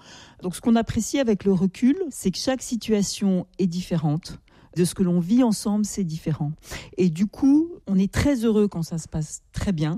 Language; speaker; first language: French; native; French